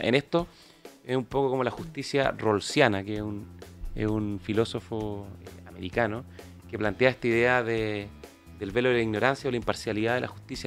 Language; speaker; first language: Spanish; native; Spanish